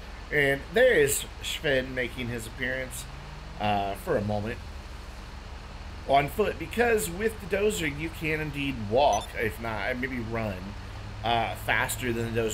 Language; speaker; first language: English; native; English